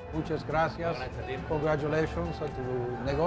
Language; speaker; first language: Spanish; non-native, learner; English